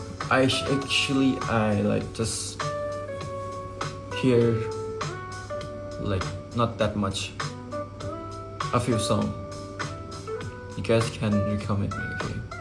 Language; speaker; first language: English; non-native, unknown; Thai